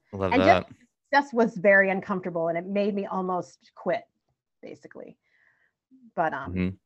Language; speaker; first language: English; native; English